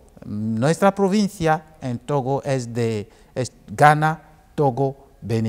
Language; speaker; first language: Spanish; non-native, fluent; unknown